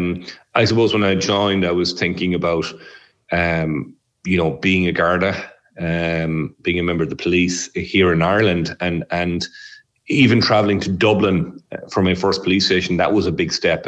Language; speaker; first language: English; native; English